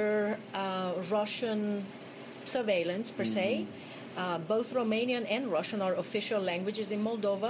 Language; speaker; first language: English; non-native, fluent; Hungarian